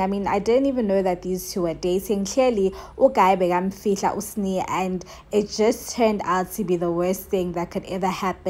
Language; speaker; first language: English; non-native, local second language; Zulu